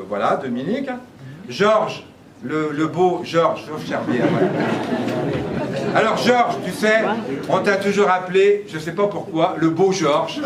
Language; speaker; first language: French; native; French